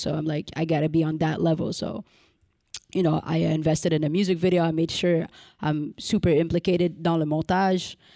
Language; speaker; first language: English; early bilingual, other home language; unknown